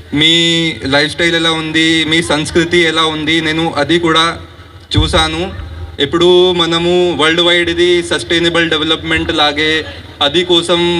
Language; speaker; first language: Telugu; non-native, learner; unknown